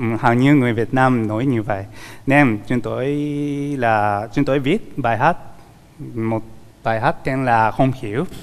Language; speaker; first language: Vietnamese; non-native, learner; Japanese